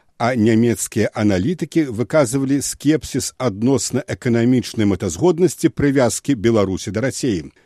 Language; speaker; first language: Belarusian; native; Belarusian